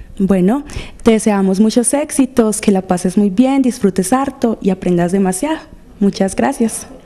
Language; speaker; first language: Spanish; native; Spanish